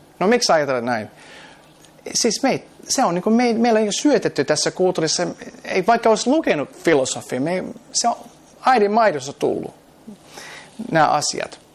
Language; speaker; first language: Finnish; non-native, fluent; English